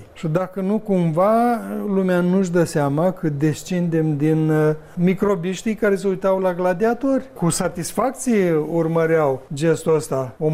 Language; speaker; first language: Romanian; native; Romanian